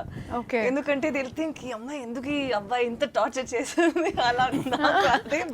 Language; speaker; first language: Telugu; non-native, local second language; Tamil